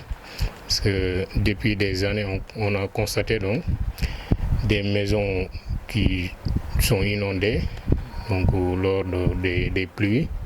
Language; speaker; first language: French; non-native, local second language; Wolof